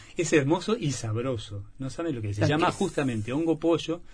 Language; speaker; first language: Spanish; native; Spanish